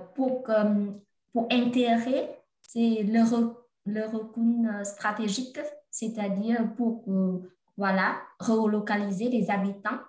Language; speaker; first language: French; non-native, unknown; Vietnamese